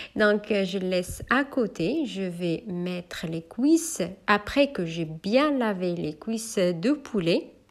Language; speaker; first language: French; non-native, local second language; Arabic